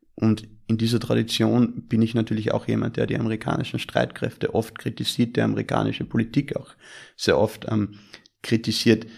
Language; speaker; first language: German; native; German